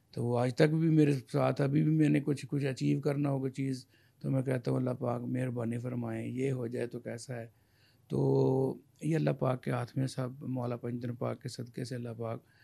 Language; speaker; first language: Urdu; non-native, local second language; Punjabi